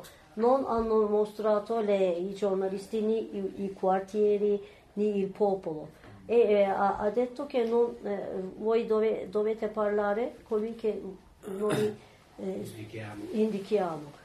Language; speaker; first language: Italian; non-native, learner; Turkish